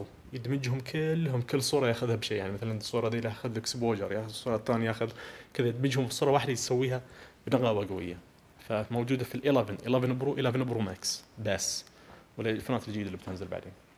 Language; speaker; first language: Arabic; native; Arabic